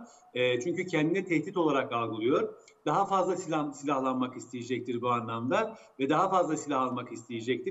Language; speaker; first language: Turkish; native; Turkish